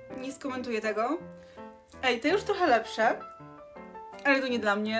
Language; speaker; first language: Polish; native; Polish